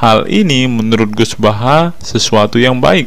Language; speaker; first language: Indonesian; native; Indonesian